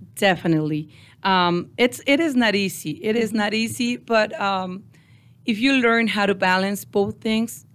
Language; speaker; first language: English; non-native, fluent; Spanish